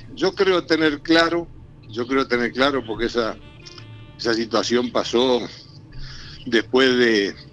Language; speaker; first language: Spanish; native; Spanish